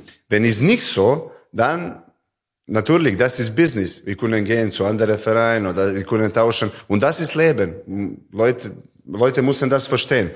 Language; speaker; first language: German; non-native, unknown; Serbian